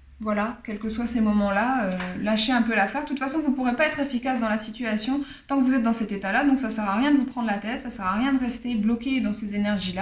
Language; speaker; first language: French; native; French